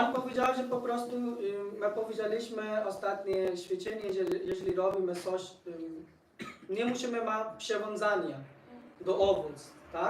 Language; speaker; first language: Polish; non-native, learner; Hindi